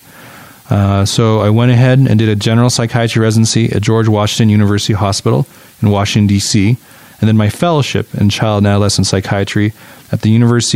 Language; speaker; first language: English; native; English